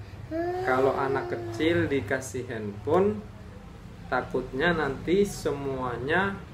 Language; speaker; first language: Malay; non-native, local second language; Javanese